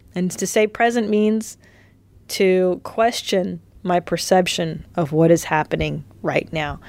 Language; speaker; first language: English; native; English